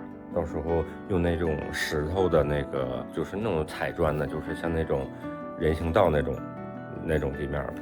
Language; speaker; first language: Chinese; native; Chinese